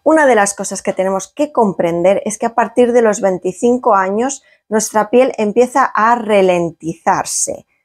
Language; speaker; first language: Spanish; native; Spanish